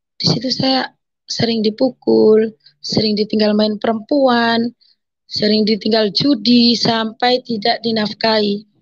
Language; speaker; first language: Indonesian; non-native, local second language; Madurese